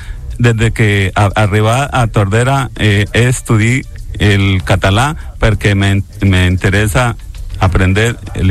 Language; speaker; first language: Catalan; non-native, learner; Spanish